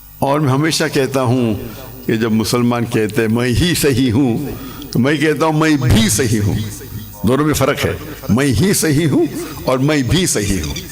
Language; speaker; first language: Urdu; non-native, local second language; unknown